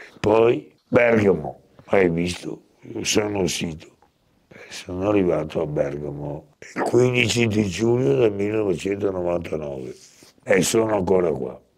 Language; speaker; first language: Italian; native; Italian